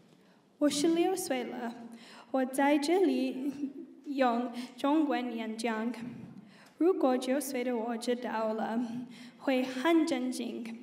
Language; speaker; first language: Chinese; non-native, learner; English